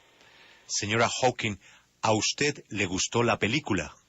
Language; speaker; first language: Spanish; native; Spanish